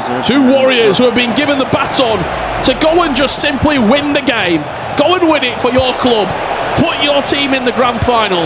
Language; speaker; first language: English; native; English